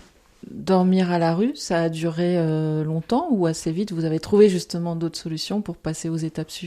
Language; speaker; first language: French; native; French